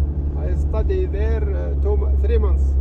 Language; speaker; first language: English; non-native, learner; Arabic